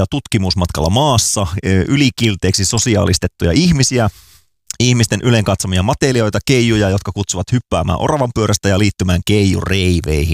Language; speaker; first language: Finnish; native; Finnish